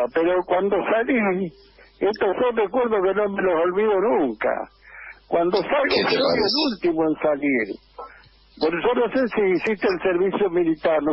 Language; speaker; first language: Spanish; native; Spanish